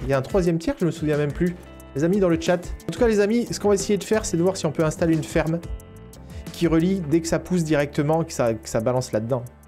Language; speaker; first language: French; native; French